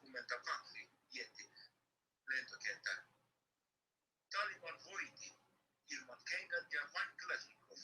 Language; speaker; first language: Finnish; non-native, learner; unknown